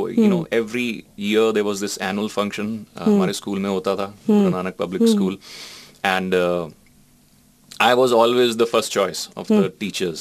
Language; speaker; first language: English; non-native, local second language; Punjabi